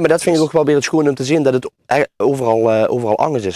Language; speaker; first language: Dutch; native; Dutch